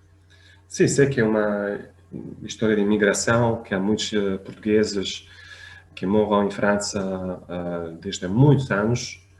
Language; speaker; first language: Portuguese; non-native, fluent; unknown